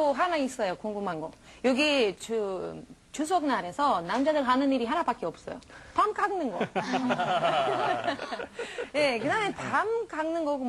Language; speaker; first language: Korean; non-native, learner; Romanian